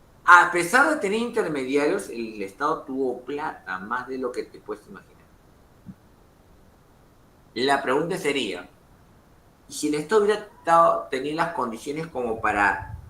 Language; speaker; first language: Spanish; native; Spanish